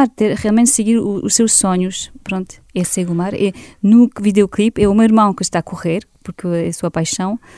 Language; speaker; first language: Portuguese; non-native, fluent; French